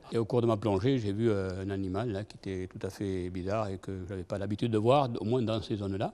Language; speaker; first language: French; native; French